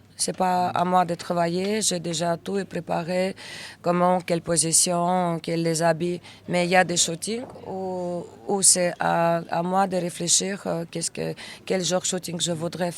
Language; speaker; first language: French; non-native, learner; Russian